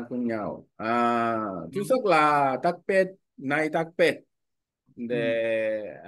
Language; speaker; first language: Vietnamese; non-native, learner; Korean